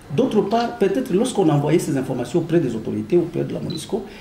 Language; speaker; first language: French; non-native, local second language; Swahili